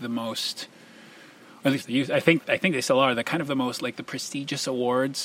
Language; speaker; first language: English; early bilingual, other home language; Spanish